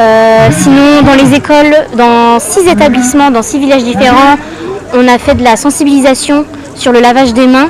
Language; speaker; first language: French; native; French